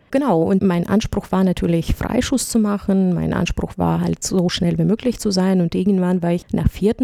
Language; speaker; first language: German; non-native, fluent; Russian